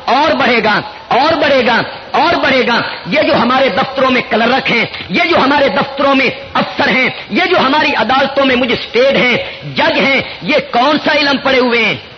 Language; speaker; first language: Urdu; non-native, local second language; Punjabi